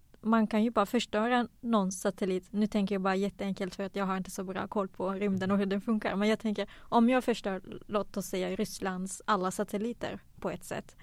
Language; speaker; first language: Swedish; native; Swedish